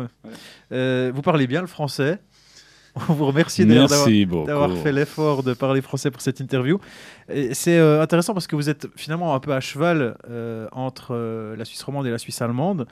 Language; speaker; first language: French; native; French